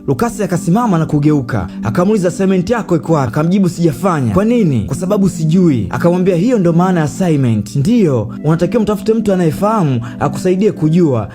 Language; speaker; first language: Swahili; native; Swahili